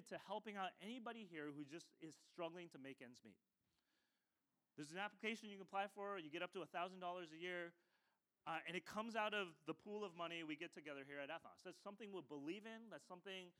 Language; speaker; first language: English; native; English